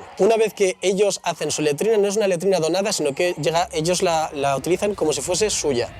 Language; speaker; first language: Spanish; native; Spanish